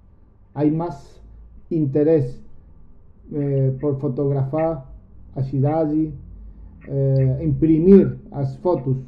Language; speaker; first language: Portuguese; non-native, learner; Spanish